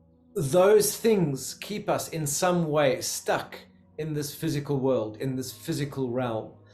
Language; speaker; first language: English; native; English